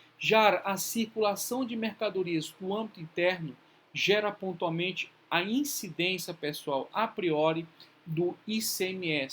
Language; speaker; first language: Portuguese; native; Portuguese